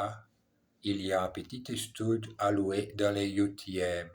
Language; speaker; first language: French; non-native, learner; English